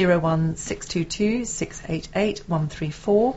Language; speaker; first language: English; native; English